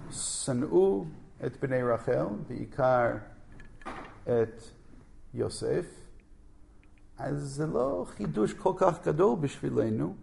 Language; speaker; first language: Hebrew; non-native, fluent; English